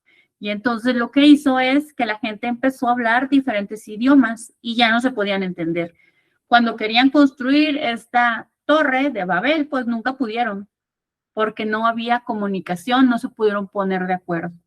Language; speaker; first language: Spanish; native; Spanish